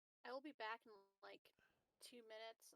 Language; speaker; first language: English; native; English